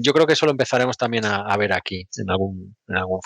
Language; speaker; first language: Spanish; native; Spanish